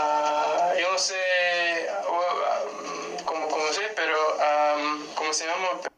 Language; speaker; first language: Spanish; non-native, learner; English